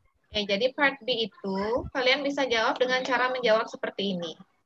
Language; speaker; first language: Indonesian; non-native, local second language; Balinese